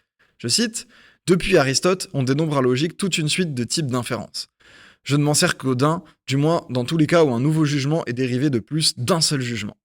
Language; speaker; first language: French; native; French